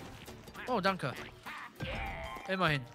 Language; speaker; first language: German; native; German